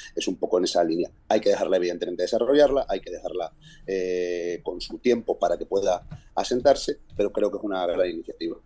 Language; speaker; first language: Spanish; native; Spanish